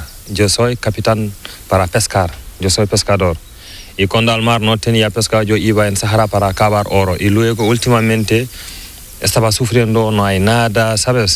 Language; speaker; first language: Spanish; non-native, learner; Fula